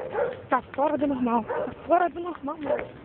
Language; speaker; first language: Portuguese; native; Portuguese